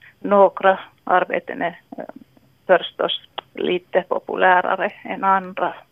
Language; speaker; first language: Swedish; non-native, local second language; Finnish